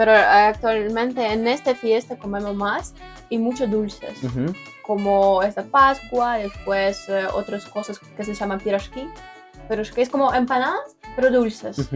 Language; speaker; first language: Spanish; non-native, learner; Ukrainian